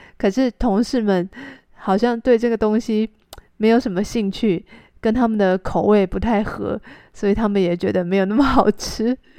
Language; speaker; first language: Chinese; native; Chinese